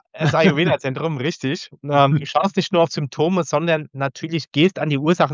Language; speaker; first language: German; native; German